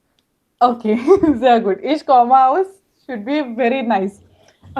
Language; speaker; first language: German; non-native, fluent; Hindi